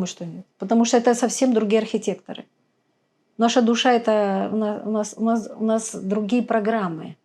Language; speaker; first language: Russian; native; Russian